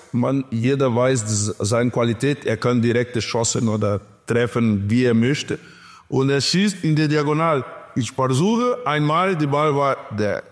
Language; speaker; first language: German; non-native, learner; Portuguese